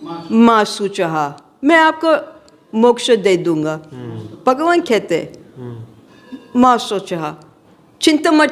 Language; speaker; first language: Hindi; non-native, fluent; English